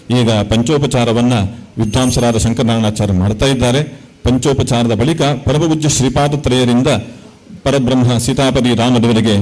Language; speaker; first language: Kannada; native; Kannada